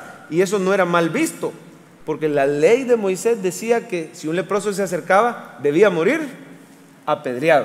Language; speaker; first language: Spanish; native; Spanish